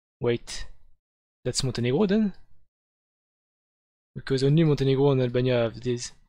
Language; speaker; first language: English; non-native, learner; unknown